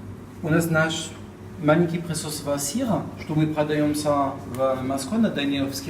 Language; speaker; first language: Russian; non-native, learner; French